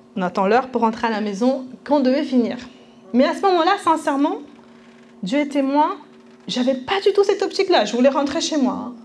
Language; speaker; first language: French; early bilingual, other home language; Spanish